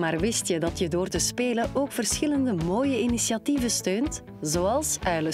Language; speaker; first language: Dutch; native; Dutch